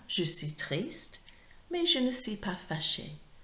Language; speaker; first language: French; non-native, fluent; English